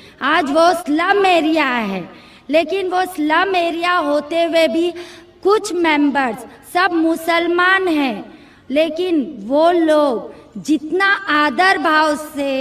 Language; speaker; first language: Hindi; non-native, local second language; Marathi